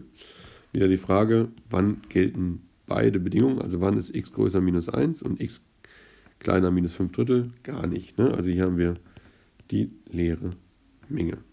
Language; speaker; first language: German; native; German